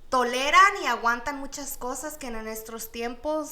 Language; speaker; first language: Spanish; early bilingual, heritage; Spanish